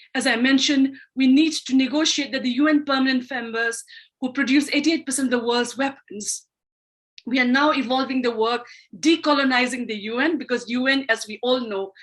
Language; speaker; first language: English; non-native, local second language; Manipuri